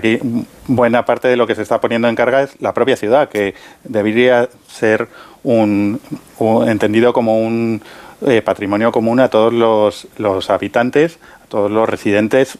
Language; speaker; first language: Spanish; native; Spanish